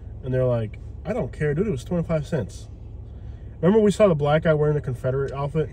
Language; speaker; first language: English; native; English